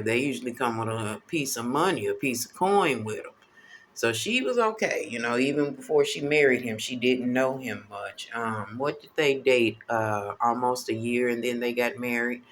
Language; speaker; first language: English; native; English